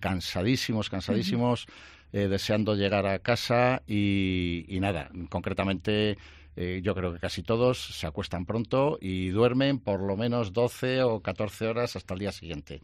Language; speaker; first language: Spanish; native; Spanish